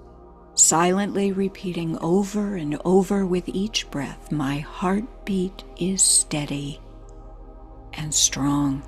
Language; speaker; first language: English; native; English